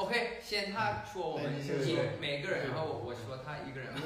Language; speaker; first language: Chinese; non-native, fluent; Thai